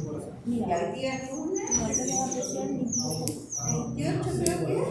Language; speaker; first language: Spanish; native; Spanish